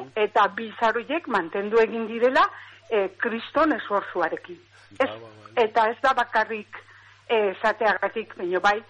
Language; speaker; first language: Basque; non-native, local second language; Spanish